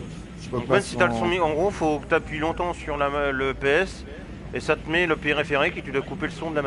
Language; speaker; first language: French; native; French